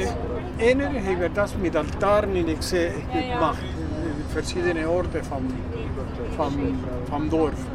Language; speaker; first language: German; early bilingual, heritage; Spanish